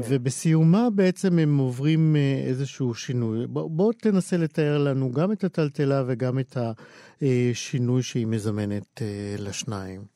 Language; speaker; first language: Hebrew; native; Hebrew